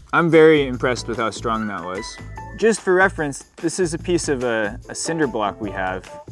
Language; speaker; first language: English; native; English